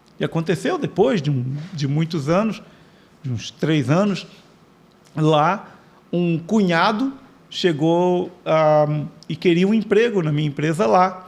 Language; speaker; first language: Portuguese; native; Portuguese